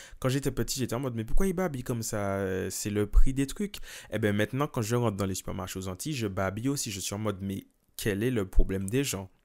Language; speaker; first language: French; native; French